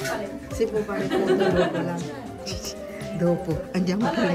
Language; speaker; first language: Italian; non-native, learner; Filipino